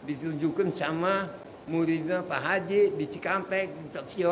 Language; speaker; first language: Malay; non-native, local second language; Sundanese